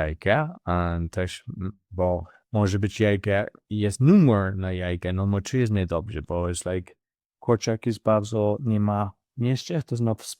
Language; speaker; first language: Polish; non-native, learner; English